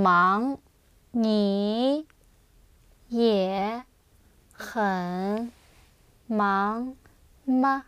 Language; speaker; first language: Chinese; non-native, learner; English